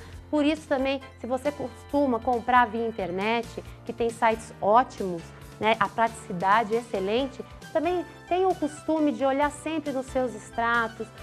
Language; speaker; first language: Portuguese; native; Portuguese